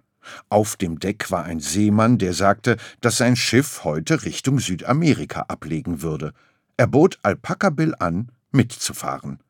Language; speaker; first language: German; native; German